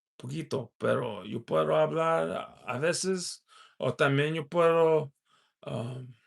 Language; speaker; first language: Spanish; early bilingual, heritage; Spanish